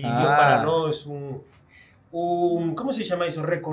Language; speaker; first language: Portuguese; non-native, fluent; Spanish